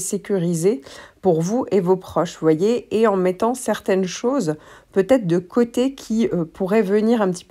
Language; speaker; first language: French; native; French